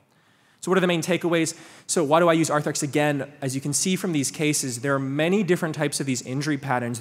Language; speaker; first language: English; native; English